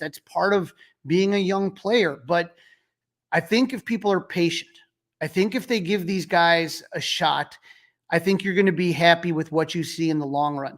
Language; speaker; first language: English; native; English